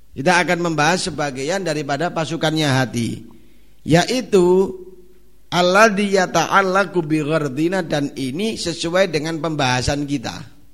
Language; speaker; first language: Indonesian; non-native, local second language; Javanese